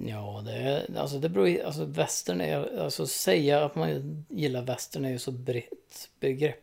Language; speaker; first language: Swedish; native; Swedish